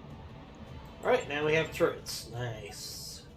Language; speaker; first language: English; native; English